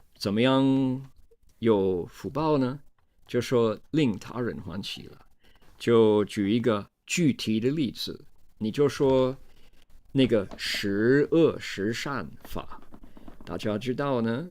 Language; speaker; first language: Chinese; non-native, fluent; English